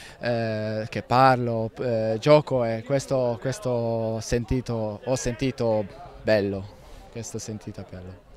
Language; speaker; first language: Italian; non-native, learner; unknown